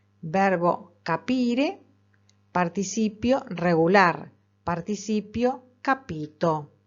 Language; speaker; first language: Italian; non-native, fluent; Spanish